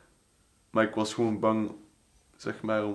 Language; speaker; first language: Dutch; native; Dutch